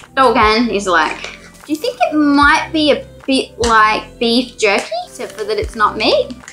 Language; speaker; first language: English; native; English